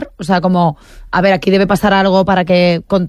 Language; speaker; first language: Spanish; native; Spanish